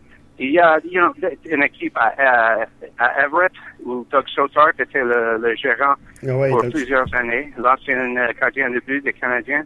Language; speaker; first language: French; non-native, learner; English